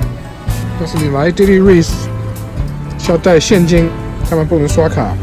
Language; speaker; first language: Chinese; non-native, fluent; English